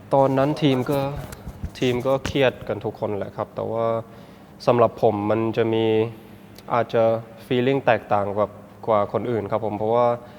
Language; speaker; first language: Thai; early bilingual, heritage; Thai